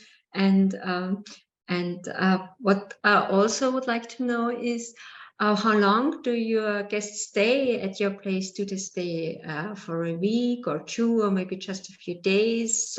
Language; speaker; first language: English; non-native, learner; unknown